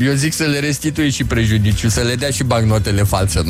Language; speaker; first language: Romanian; native; Romanian